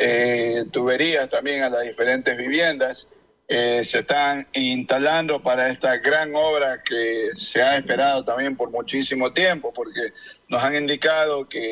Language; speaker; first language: Spanish; native; Spanish